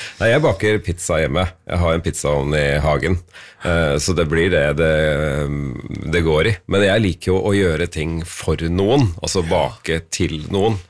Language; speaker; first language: Norwegian; native; Norwegian